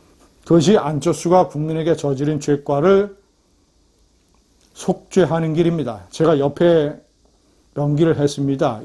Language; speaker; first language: Korean; native; Korean